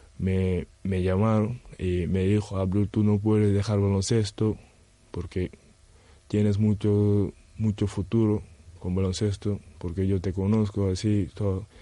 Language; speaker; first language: Spanish; non-native, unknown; Wolof